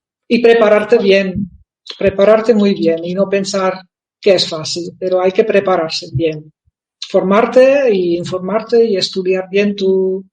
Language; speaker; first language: Spanish; non-native, fluent; Dutch